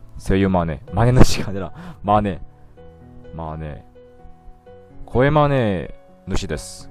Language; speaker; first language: Japanese; non-native, learner; Korean